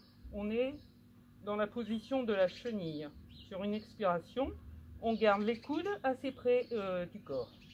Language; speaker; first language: French; native; French